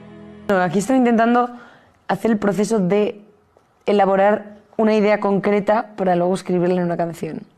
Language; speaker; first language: Spanish; native; Spanish